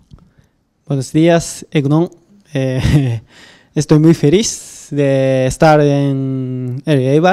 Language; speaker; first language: Spanish; non-native, learner; Japanese